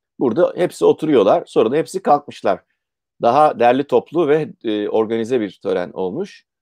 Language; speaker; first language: Turkish; native; Turkish